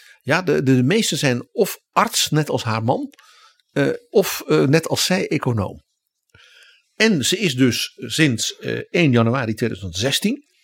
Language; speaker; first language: Dutch; native; Dutch